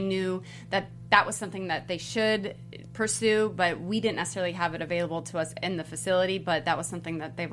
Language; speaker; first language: English; native; English